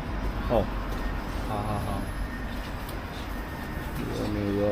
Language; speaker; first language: Chinese; non-native, learner; Bangla